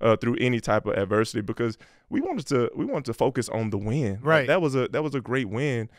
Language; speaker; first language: English; native; English